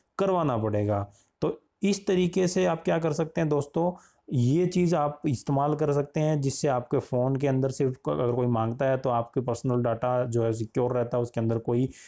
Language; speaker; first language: Hindi; native; Hindi